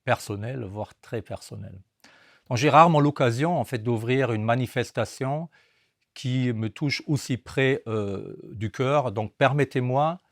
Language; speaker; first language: French; non-native, fluent; German